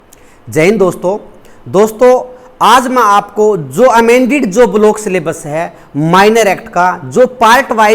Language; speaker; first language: Hindi; native; Hindi